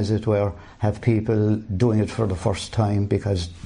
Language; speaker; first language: English; native; English